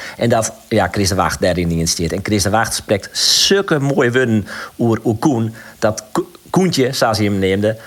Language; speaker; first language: Dutch; non-native, local second language; Western Frisian